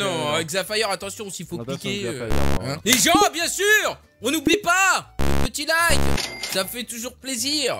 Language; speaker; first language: French; native; French